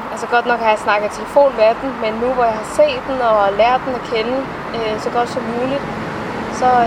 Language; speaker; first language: Danish; early bilingual, other home language; Somali